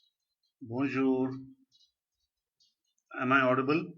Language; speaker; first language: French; non-native, fluent; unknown